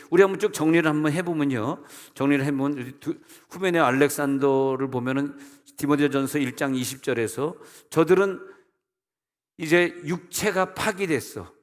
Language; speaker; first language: Korean; native; Korean